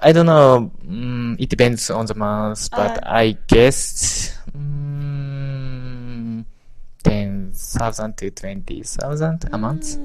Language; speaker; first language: English; non-native, learner; Japanese